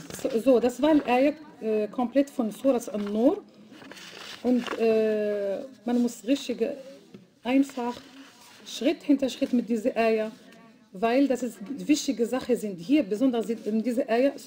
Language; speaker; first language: German; non-native, fluent; Arabic